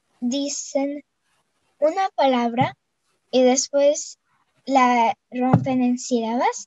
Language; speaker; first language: Spanish; non-native, fluent; Russian